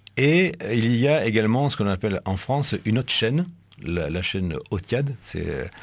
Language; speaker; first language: French; native; French